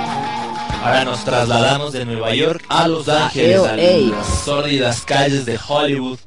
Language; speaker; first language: Spanish; native; Spanish